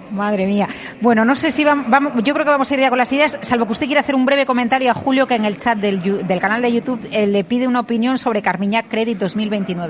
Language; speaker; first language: Spanish; native; Spanish